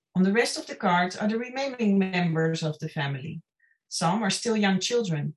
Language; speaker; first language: English; non-native, fluent; Dutch